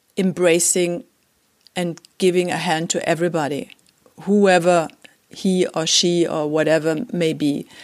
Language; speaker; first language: English; non-native, fluent; German